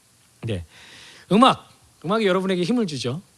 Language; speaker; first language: Korean; native; Korean